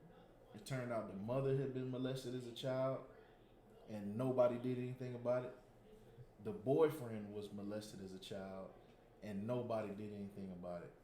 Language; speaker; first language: English; native; English